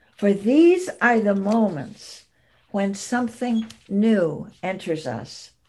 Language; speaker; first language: English; native; English